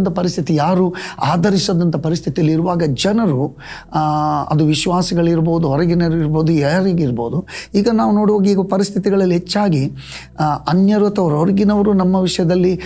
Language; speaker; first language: Kannada; native; Kannada